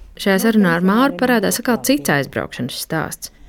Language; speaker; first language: Latvian; native; Latvian